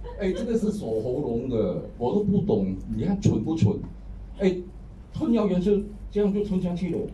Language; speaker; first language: Chinese; non-native, local second language; Hakka Chinese